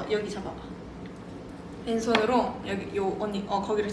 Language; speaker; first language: Korean; native; Korean